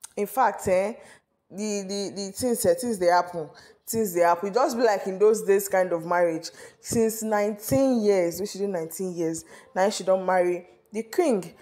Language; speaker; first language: Nigerian Pidgin; non-native, local second language; Yoruba